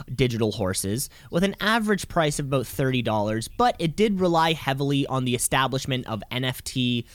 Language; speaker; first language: English; native; English